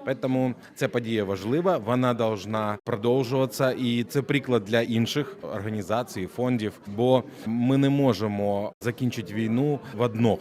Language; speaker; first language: Ukrainian; non-native, fluent; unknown